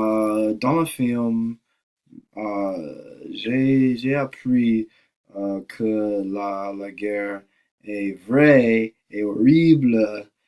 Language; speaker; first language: French; non-native, learner; English